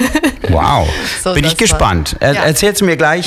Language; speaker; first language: German; non-native, fluent; Italian